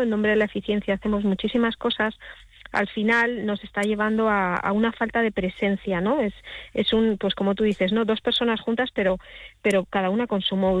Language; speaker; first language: Spanish; native; Spanish